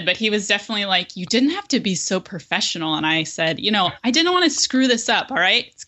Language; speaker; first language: English; native; English